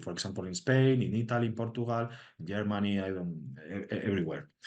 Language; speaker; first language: English; non-native, learner; Spanish